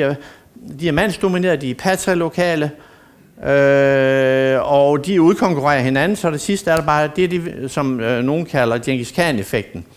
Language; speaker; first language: Danish; native; Danish